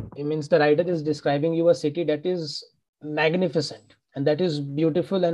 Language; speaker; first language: English; non-native, local second language; Hindi